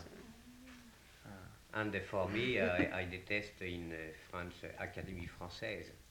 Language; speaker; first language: English; non-native, learner; French